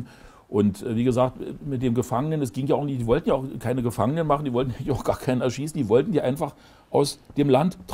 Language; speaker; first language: German; native; German